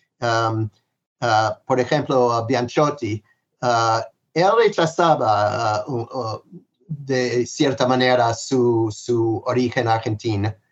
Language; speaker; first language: Spanish; non-native, fluent; English